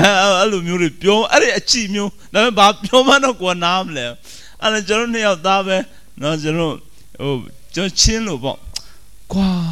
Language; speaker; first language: Burmese; non-native, local second language; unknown